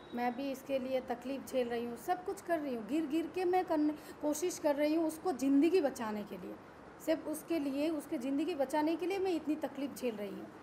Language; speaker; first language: Hindi; non-native, local second language; Bangla